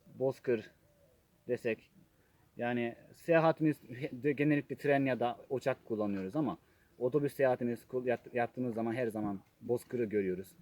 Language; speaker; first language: Turkish; non-native, fluent; Japanese